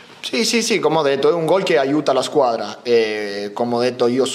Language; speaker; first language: Italian; non-native, fluent; Spanish